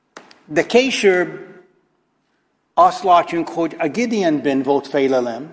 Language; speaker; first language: Hungarian; non-native, fluent; English